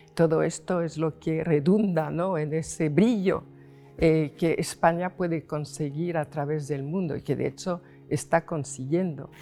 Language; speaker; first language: Spanish; non-native, fluent; French